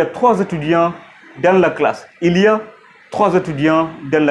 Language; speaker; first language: French; non-native, fluent; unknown